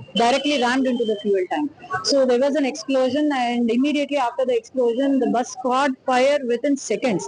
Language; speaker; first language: English; non-native, local second language; Telugu